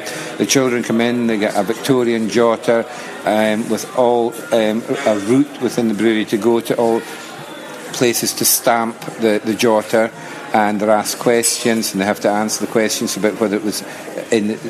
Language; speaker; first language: English; native; English